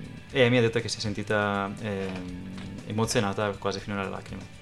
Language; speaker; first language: Italian; native; Italian